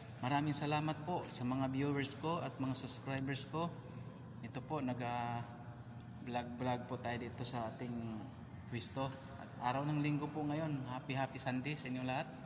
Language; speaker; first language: Filipino; non-native, local second language; Cebuano